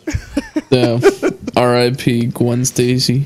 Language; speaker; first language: English; native; English